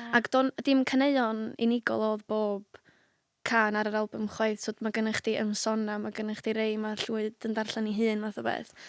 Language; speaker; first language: Welsh; native; Welsh